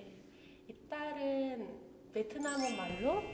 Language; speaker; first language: Korean; non-native, local second language; Vietnamese